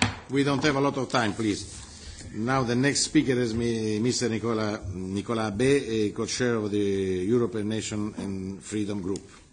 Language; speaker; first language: English; non-native, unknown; Italian